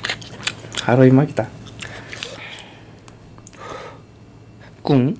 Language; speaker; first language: Thai; non-native, learner; Korean